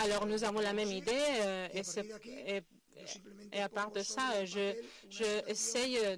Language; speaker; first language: French; non-native, fluent; Spanish